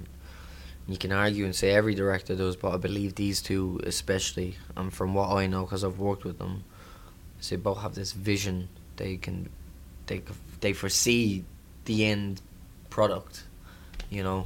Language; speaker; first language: English; native; English